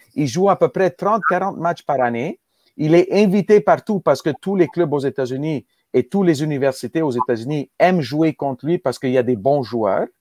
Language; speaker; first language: French; native; French